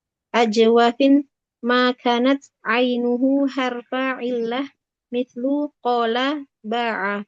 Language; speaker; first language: Arabic; non-native, learner; Indonesian